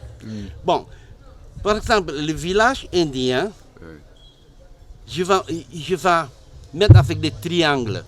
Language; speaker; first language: French; non-native, learner; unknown